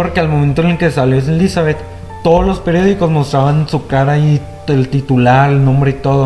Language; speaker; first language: Spanish; native; Spanish